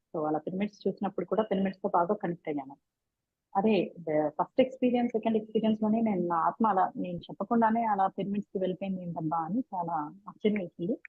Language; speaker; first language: Telugu; native; Telugu